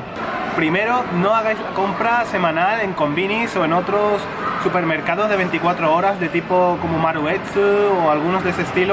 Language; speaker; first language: Spanish; native; Spanish